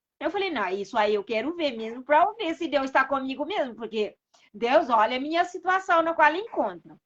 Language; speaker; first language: Portuguese; non-native, local second language; Kabuverdianu